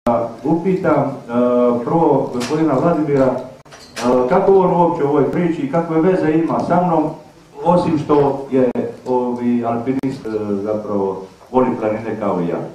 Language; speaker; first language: Serbian; native; Serbian